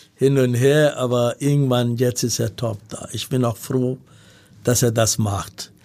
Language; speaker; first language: German; non-native, learner; Punjabi